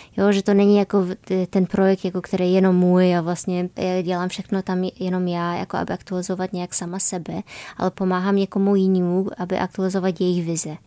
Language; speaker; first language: Czech; non-native, fluent; Polish